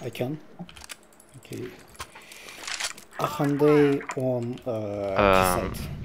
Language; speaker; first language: English; non-native, learner; Russian